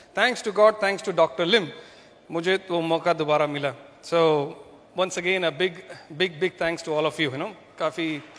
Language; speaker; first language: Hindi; non-native, local second language; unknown